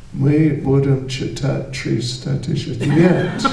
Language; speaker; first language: Russian; non-native, learner; English